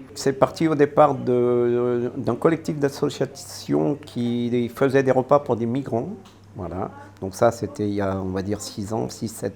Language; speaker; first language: French; native; French